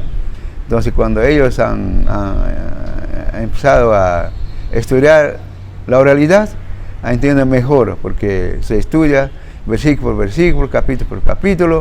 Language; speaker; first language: Spanish; non-native, local second language; Shipibo-Conibo